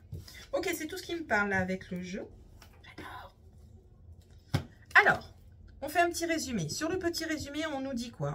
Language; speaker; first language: French; native; French